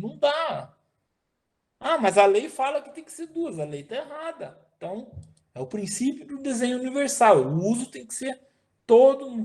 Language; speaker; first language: Portuguese; native; Portuguese